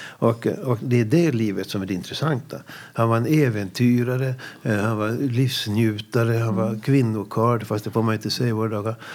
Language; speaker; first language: Swedish; native; Swedish